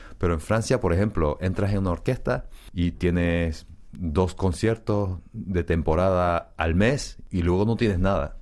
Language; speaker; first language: Spanish; early bilingual, other home language; Korean